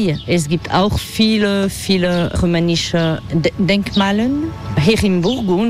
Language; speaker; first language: German; non-native, fluent; French